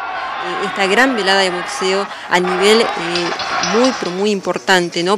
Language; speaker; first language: Spanish; native; Spanish